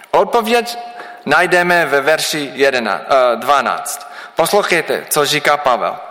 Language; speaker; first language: Czech; non-native, learner; English